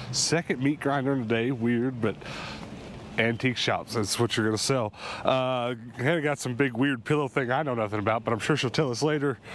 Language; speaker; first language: English; native; English